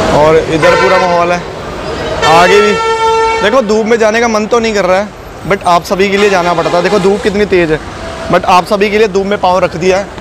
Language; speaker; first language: Hindi; non-native, local second language; Punjabi